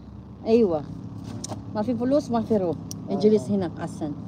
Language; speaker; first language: Arabic; non-native, learner; Filipino